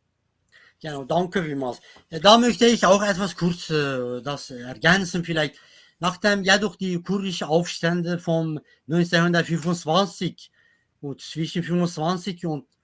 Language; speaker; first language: German; non-native, learner; Kurdish